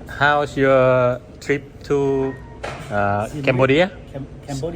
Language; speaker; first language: English; non-native, learner; Lao